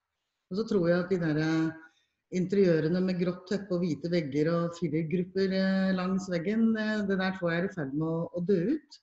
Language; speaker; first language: Norwegian; native; Norwegian